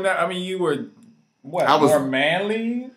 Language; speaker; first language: English; native; English